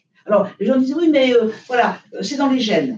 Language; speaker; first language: French; native; French